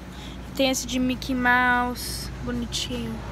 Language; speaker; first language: Portuguese; early bilingual, heritage; Portuguese